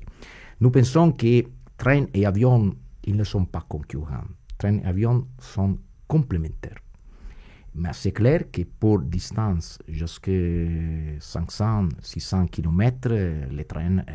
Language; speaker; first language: French; non-native, fluent; Italian